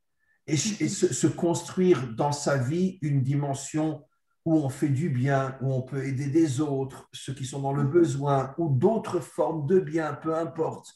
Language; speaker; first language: French; native; French